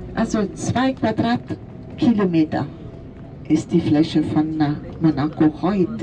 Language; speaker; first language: German; non-native, fluent; Italian